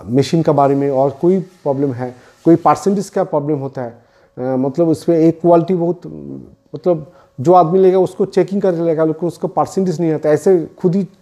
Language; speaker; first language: Hindi; non-native, local second language; Bangla